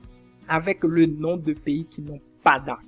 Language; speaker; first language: French; non-native, fluent; Portuguese